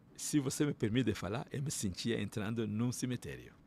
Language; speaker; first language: Portuguese; non-native, fluent; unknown